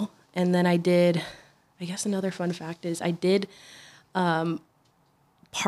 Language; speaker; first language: English; native; English